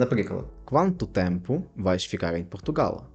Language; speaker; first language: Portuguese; non-native, fluent; Ukrainian